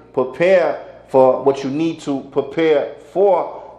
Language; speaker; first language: English; native; English